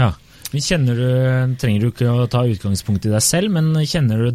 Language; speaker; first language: Norwegian; native; Norwegian